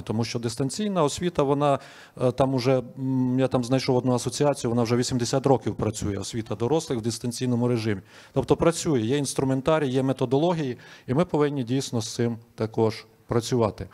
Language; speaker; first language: Ukrainian; native; Ukrainian